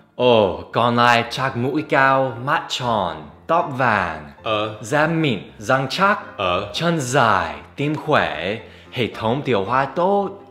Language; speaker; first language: Vietnamese; non-native, fluent; English